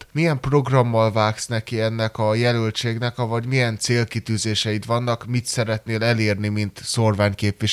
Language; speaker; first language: Hungarian; native; Hungarian